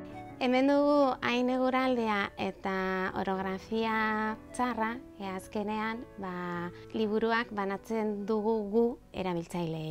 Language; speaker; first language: Basque; non-native, local second language; Spanish